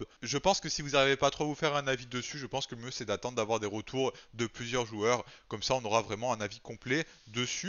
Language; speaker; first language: French; native; French